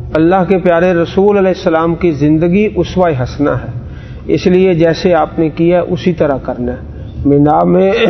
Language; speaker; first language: Urdu; non-native, local second language; Punjabi